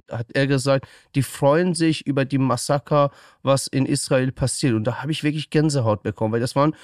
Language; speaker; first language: German; early bilingual, other home language; Persian